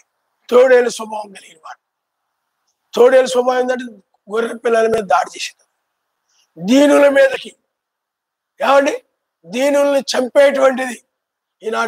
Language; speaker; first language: Telugu; native; Telugu